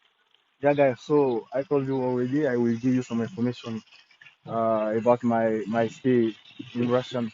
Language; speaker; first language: English; non-native, learner; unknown